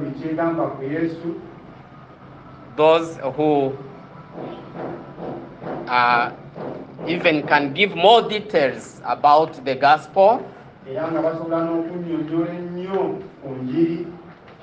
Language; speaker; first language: English; non-native, local second language; Kinyarwanda